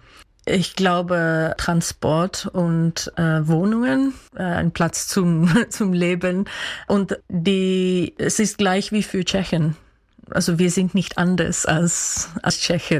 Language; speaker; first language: German; non-native, fluent; Dutch